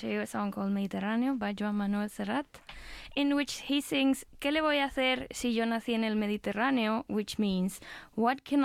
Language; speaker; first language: English; non-native, fluent; Spanish